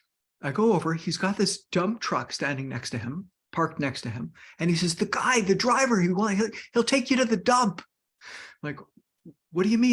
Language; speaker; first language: English; native; English